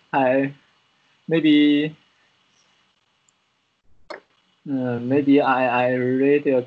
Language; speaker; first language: English; non-native, learner; Chinese